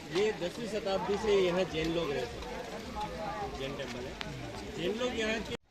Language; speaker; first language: Hindi; native; Hindi